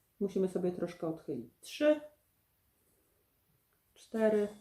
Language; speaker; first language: Polish; native; Polish